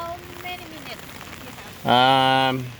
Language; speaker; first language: English; non-native, learner; Indonesian